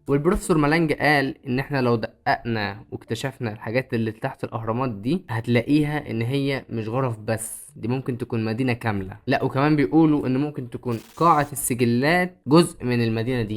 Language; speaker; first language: Arabic; native; Arabic